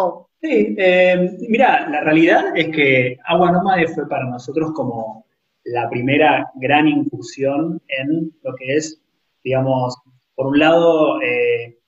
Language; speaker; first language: Spanish; native; Spanish